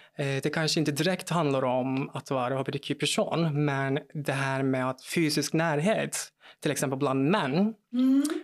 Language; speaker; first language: Swedish; non-native, fluent; Turkish